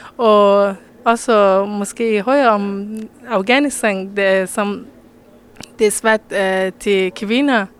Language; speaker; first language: Danish; non-native, learner; Persian